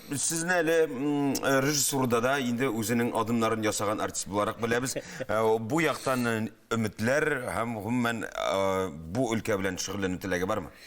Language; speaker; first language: Tatar; native; Tatar